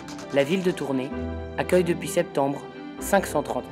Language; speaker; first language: French; native; French